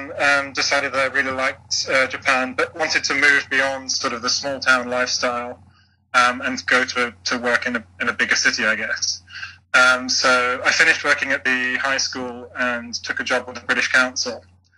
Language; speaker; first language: English; native; English